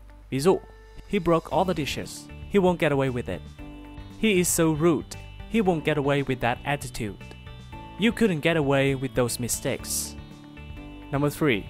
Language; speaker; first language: English; non-native, fluent; Vietnamese